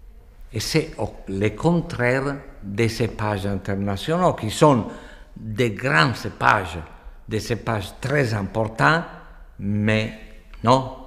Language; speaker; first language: French; non-native, fluent; Italian